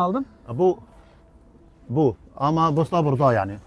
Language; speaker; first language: Turkish; non-native, learner; Arabic